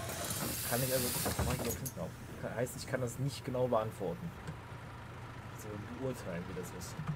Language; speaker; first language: German; native; German